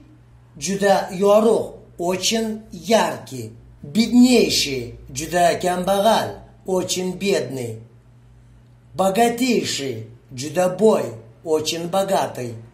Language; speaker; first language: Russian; non-native, fluent; Uzbek